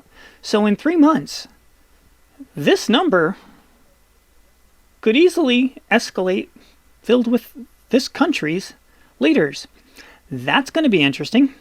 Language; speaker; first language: English; native; English